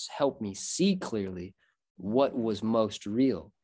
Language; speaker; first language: English; native; English